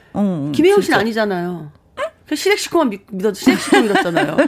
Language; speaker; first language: Korean; native; Korean